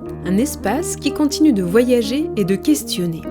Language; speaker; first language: French; native; French